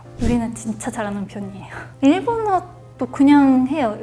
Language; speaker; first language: Korean; non-native, fluent; Japanese